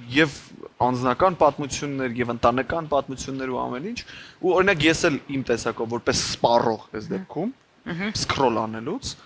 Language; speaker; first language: Armenian; native; Armenian